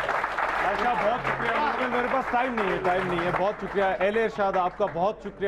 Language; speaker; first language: Urdu; native; Urdu